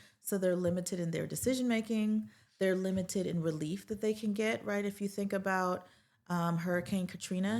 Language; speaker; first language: English; native; English